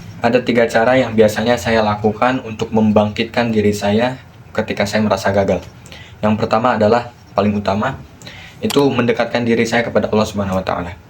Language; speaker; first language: Indonesian; native; Indonesian